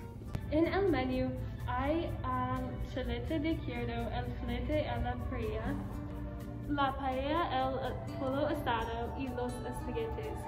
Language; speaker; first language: Spanish; non-native, learner; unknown